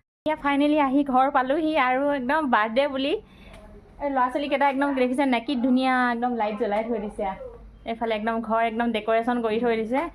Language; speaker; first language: Assamese; native; Assamese